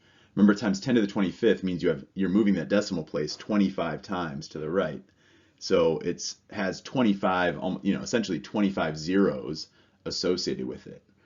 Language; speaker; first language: English; native; English